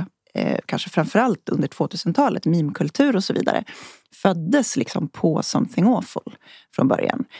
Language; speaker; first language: Swedish; native; Swedish